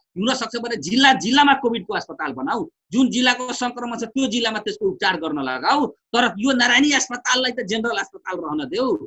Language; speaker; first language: Nepali; non-native, local second language; Bhojpuri